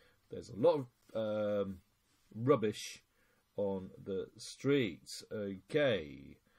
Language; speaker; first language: English; native; English